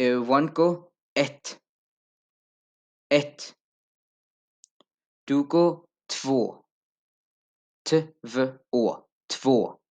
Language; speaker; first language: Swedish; non-native, fluent; Urdu